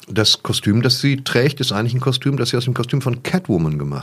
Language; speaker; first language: German; native; German